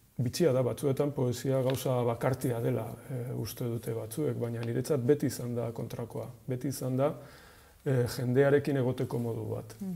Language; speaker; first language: Basque; non-native, local second language; Spanish